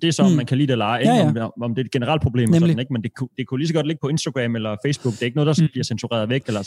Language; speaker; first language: Danish; native; Danish